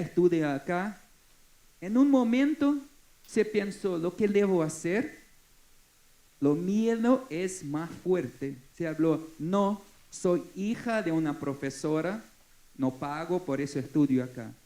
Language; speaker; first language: Spanish; non-native, fluent; Portuguese